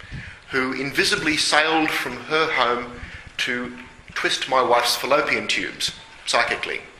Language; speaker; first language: English; native; English